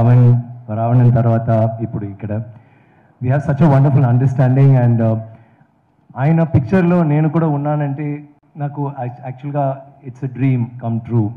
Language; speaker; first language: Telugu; non-native, learner; Tamil